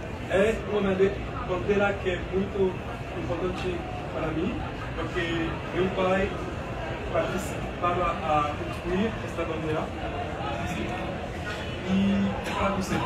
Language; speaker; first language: Portuguese; non-native, learner; French